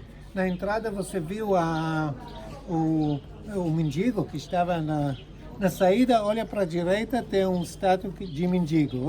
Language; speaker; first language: Portuguese; non-native, fluent; Hebrew